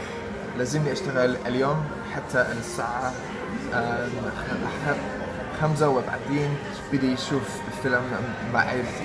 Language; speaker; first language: Arabic; non-native, learner; English